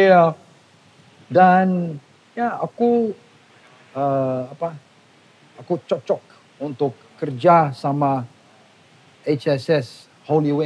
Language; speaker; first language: Indonesian; non-native, fluent; English